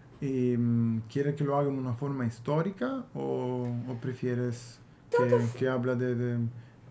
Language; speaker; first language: Portuguese; non-native, learner; Italian